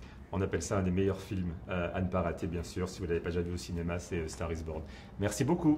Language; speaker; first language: French; native; French